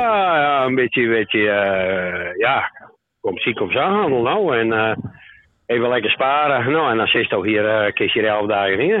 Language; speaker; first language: Dutch; native; Dutch